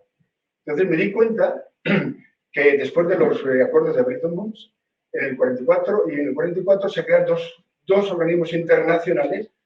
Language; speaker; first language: Spanish; native; Spanish